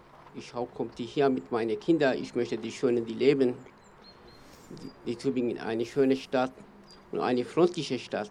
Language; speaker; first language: German; non-native, learner; Kurdish